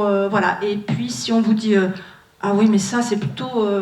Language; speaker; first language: French; native; French